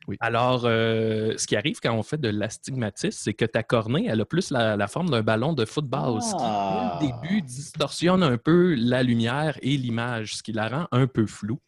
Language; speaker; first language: French; native; French